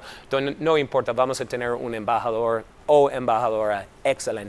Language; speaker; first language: Spanish; non-native, fluent; English